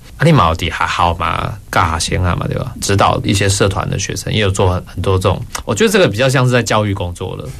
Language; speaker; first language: Chinese; native; Chinese